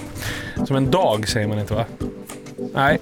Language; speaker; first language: Swedish; native; Swedish